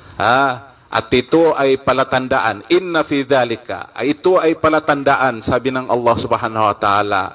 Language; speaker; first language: Filipino; non-native, local second language; Maguindanaon